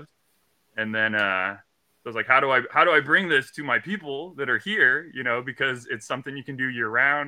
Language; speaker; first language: English; native; English